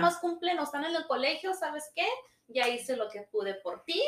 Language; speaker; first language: Spanish; early bilingual, heritage; Spanish